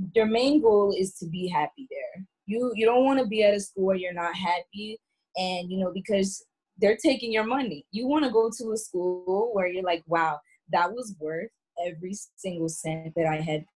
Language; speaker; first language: English; native; English